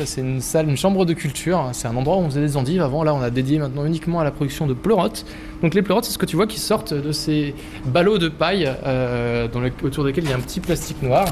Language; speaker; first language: French; native; French